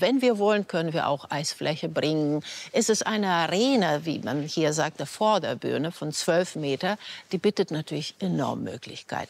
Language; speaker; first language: German; non-native, fluent; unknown